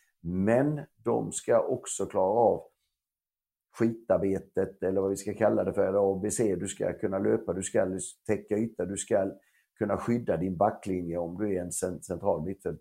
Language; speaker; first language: Swedish; native; Swedish